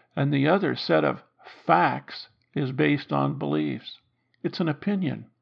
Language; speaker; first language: English; native; English